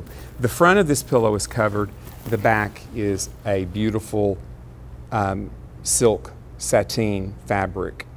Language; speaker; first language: English; native; English